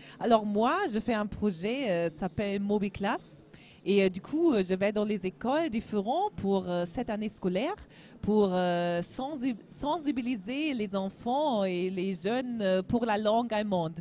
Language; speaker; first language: French; non-native, learner; German